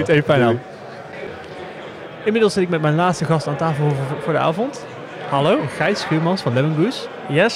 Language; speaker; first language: Dutch; native; Dutch